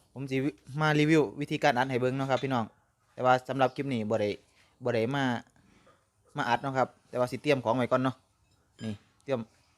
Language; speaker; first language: Thai; native; Thai